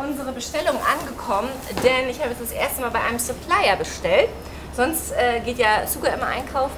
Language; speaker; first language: German; native; German